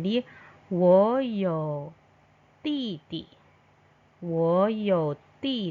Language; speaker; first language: Chinese; non-native, fluent; Indonesian